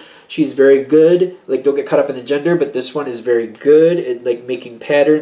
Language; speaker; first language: English; native; English